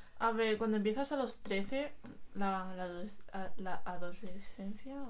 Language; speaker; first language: Spanish; early bilingual, other home language; Chinese